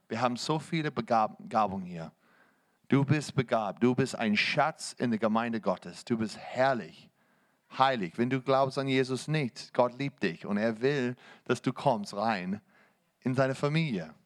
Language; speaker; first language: German; non-native, fluent; English